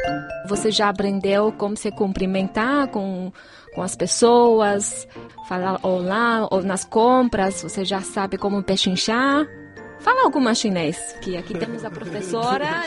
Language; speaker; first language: Portuguese; non-native, fluent; Chinese